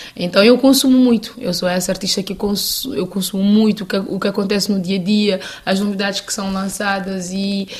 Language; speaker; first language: Portuguese; non-native, local second language; Kabuverdianu